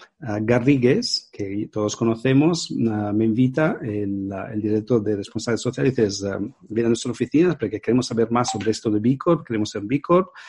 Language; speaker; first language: Spanish; non-native, fluent; Italian